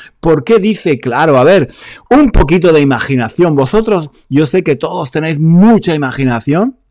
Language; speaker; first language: Spanish; native; Spanish